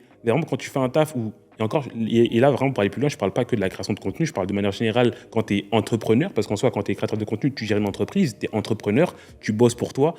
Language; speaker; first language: French; native; French